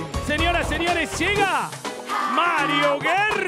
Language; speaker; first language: Spanish; native; Spanish